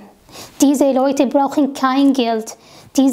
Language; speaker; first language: German; non-native, fluent; Arabic